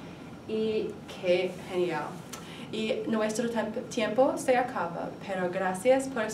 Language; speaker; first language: Spanish; non-native, learner; English